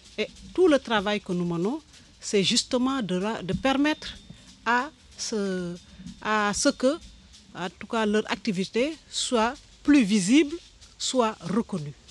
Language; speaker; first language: French; non-native, local second language; Wolof